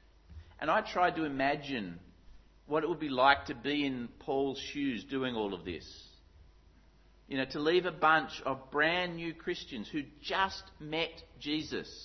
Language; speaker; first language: English; native; English